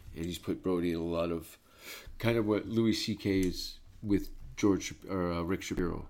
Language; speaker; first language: English; native; English